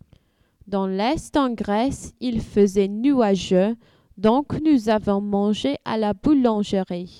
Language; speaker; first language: French; non-native, learner; English